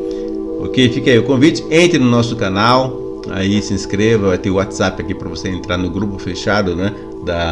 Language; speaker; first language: Portuguese; native; Portuguese